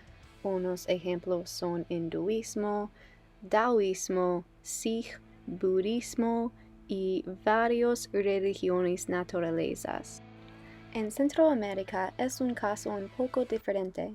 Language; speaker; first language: Spanish; non-native, learner; English